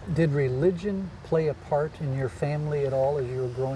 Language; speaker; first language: English; native; English